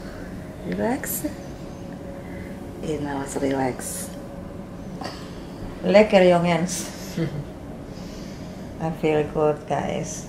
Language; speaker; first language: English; non-native, learner; Indonesian